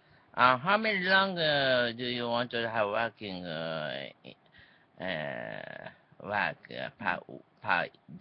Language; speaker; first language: English; non-native, learner; Japanese